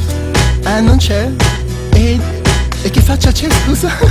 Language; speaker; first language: Italian; native; Italian